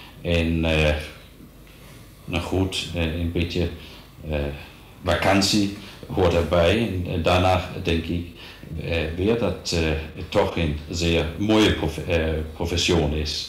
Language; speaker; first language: Dutch; non-native, fluent; Danish